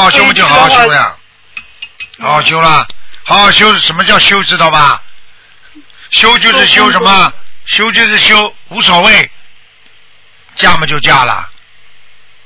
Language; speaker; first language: Chinese; native; Chinese